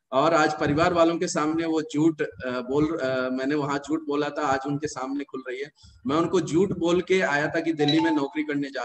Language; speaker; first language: Hindi; non-native, local second language; Telugu